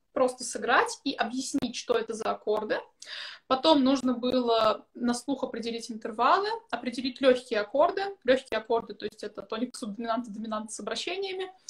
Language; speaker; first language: Russian; native; Russian